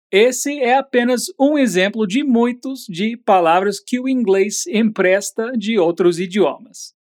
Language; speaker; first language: Portuguese; native; Portuguese